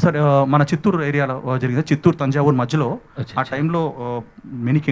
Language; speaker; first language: Telugu; native; Telugu